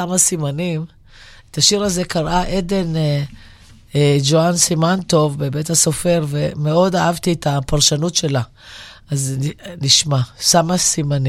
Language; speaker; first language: Hebrew; non-native, local second language; Arabic